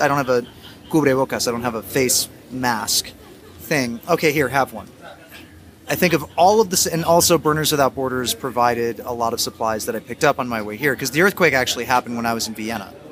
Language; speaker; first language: English; native; English